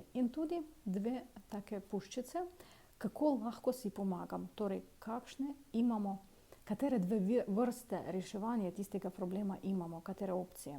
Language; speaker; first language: Slovenian; non-native, fluent; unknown